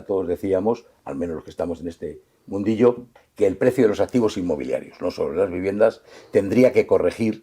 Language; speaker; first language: Spanish; native; Spanish